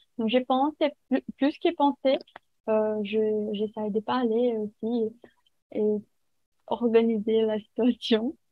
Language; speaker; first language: French; non-native, learner; Portuguese